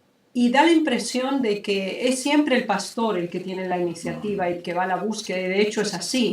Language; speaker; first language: Spanish; native; Spanish